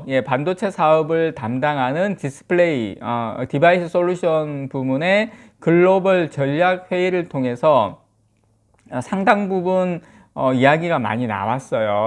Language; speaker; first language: Korean; native; Korean